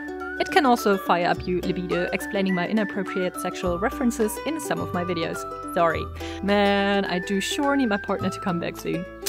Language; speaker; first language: English; non-native, fluent; German